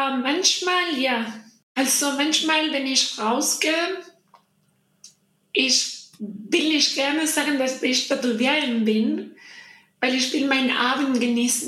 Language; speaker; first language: German; non-native, learner; Spanish